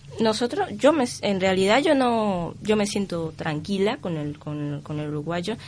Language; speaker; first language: Spanish; native; Spanish